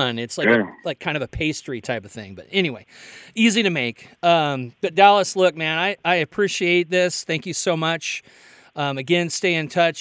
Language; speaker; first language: English; native; English